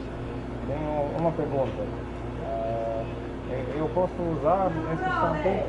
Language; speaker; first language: Portuguese; non-native, learner; English